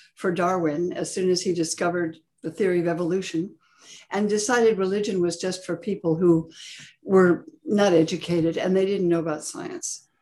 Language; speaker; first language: English; native; English